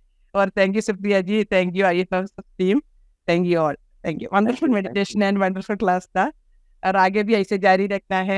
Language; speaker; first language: Hindi; non-native, local second language; Malayalam